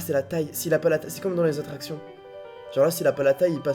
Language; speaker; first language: French; native; French